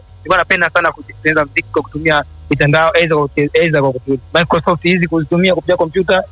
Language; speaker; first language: Swahili; native; Swahili